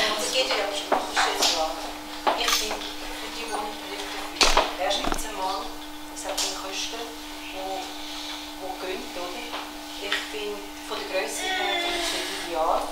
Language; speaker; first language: German; early bilingual, other home language; Tibetan